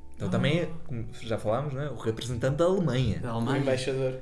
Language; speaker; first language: Portuguese; non-native, fluent; German